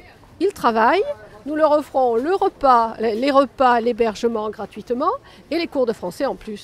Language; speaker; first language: French; native; French